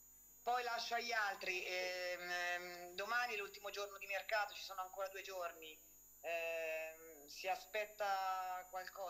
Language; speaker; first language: Italian; native; Italian